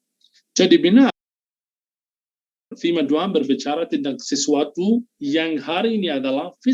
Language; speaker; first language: Indonesian; non-native, fluent; Arabic